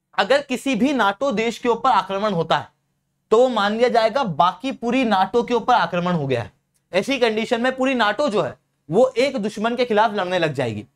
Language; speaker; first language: Hindi; native; Hindi